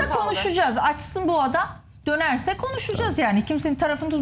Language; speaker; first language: Turkish; native; Turkish